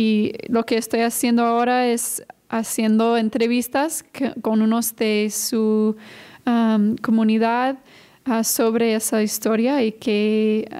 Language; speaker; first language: Spanish; non-native, fluent; English